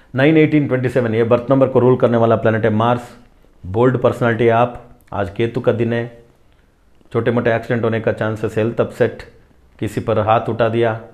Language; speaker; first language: Hindi; non-native, local second language; Tamil